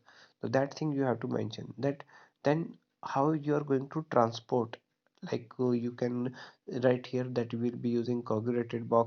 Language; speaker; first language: English; non-native, local second language; Hindi